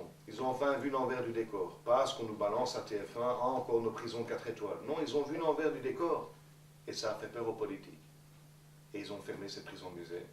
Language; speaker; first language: French; native; French